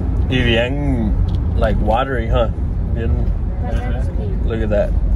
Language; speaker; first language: English; early bilingual, other home language; Spanish